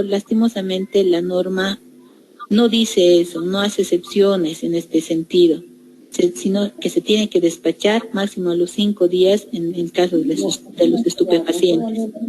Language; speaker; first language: Spanish; native; Spanish